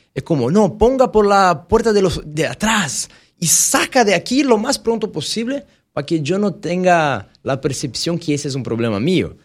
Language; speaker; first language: Spanish; non-native, fluent; Portuguese